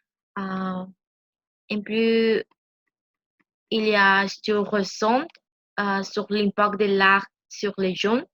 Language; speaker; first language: French; non-native, learner; Spanish